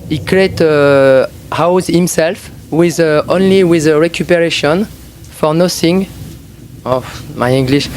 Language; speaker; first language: English; non-native, learner; French